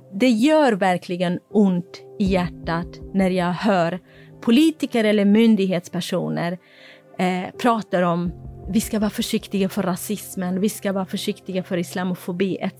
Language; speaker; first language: Swedish; non-native, fluent; Kurdish